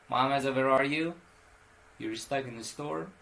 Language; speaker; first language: English; non-native, fluent; Persian